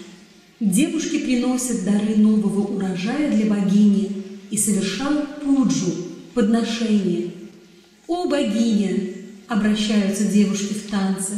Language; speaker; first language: Russian; native; Russian